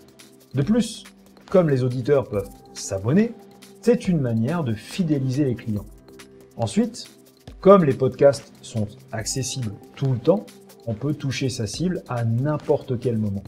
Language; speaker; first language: French; native; French